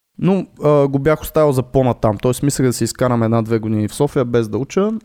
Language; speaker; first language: Bulgarian; native; Bulgarian